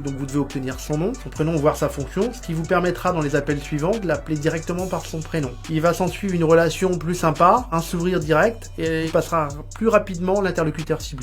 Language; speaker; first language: French; native; French